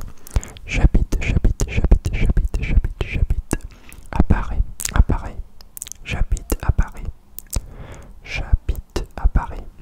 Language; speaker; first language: French; non-native, learner; English